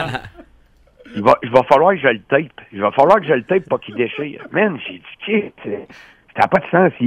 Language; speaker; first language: French; native; French